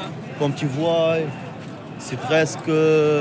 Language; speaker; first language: French; non-native, local second language; Arabic